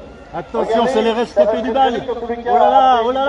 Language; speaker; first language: French; native; French